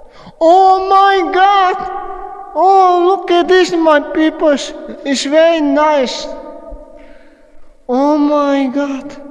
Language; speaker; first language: English; non-native, learner; Croatian